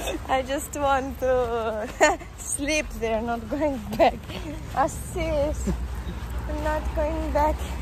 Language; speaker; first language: English; non-native, fluent; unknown